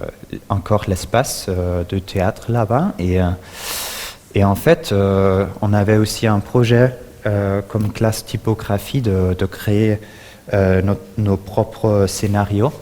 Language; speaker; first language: French; non-native, fluent; German